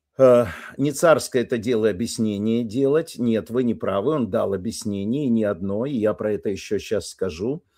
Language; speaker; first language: Russian; native; Russian